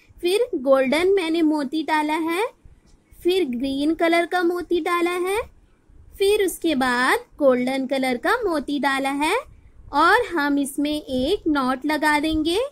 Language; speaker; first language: Hindi; non-native, local second language; Bangla